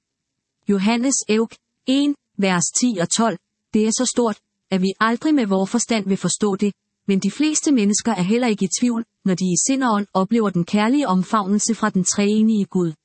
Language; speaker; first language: Danish; native; Danish